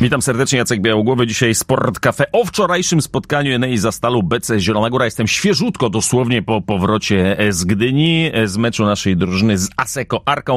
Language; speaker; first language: Polish; native; Polish